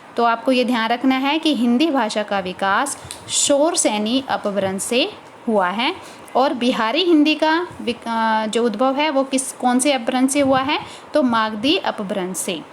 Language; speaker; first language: Hindi; native; Hindi